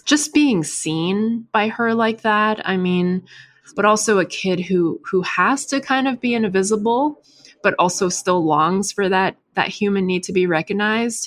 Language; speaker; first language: English; early bilingual, other home language; Chinese